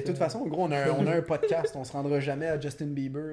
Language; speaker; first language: French; native; French